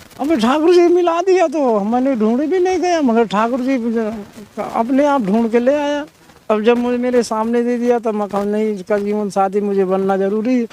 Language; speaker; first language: Hindi; native; Hindi